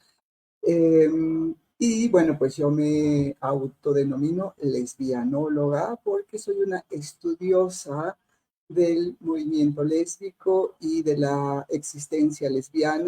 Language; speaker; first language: Spanish; native; Spanish